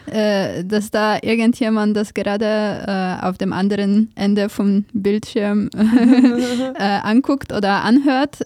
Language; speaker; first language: German; non-native, fluent; Polish